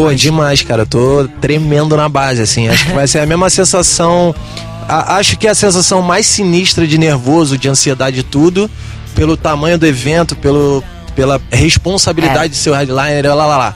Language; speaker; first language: Portuguese; native; Portuguese